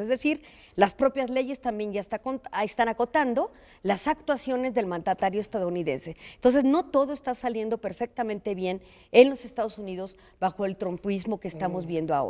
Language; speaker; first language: Spanish; native; Spanish